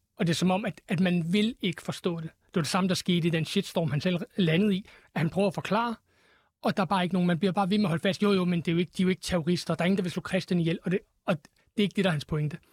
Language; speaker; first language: Danish; native; Danish